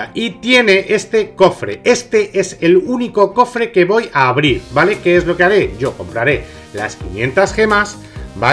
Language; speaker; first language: Spanish; native; Spanish